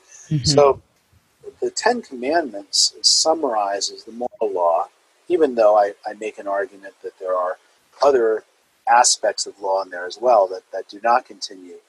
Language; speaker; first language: English; native; English